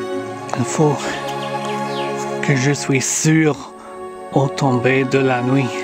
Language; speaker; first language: French; non-native, learner; English